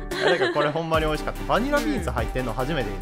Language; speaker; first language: Japanese; native; Japanese